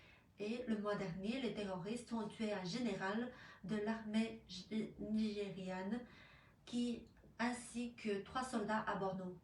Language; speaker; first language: French; non-native, fluent; Chinese